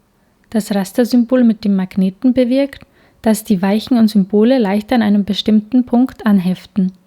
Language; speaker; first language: German; native; German